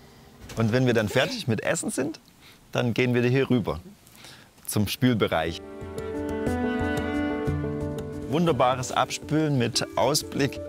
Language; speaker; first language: German; native; German